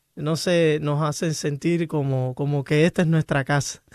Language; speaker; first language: Spanish; native; Spanish